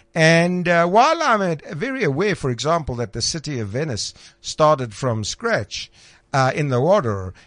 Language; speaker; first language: English; native; English